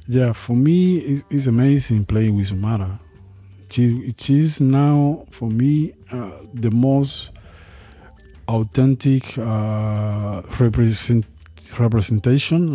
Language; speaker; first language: English; non-native, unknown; Spanish